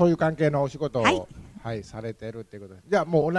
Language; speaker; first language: Japanese; native; Japanese